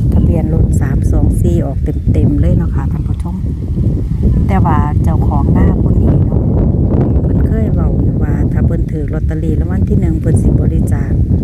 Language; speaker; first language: Thai; native; Thai